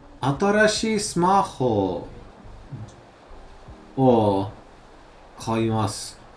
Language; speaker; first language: Japanese; non-native, learner; English